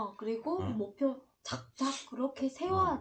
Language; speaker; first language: Korean; non-native, learner; Vietnamese